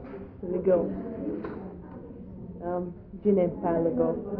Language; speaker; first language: French; non-native, learner; English